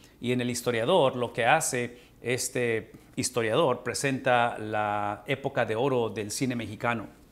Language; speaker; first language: Spanish; native; Spanish